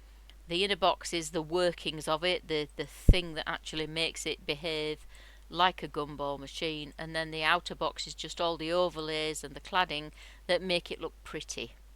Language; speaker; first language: English; native; English